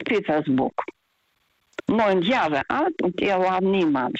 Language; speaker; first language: German; non-native, fluent; Russian